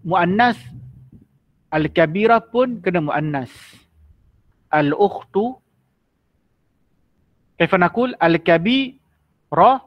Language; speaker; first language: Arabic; non-native, fluent; Malay